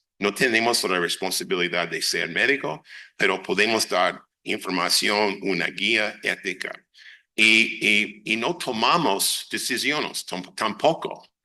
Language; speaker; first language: Spanish; non-native, fluent; English